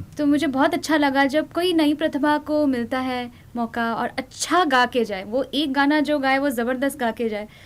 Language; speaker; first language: Hindi; non-native, local second language; Bangla